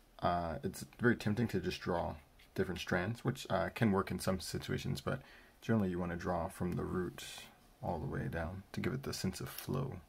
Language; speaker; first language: English; native; English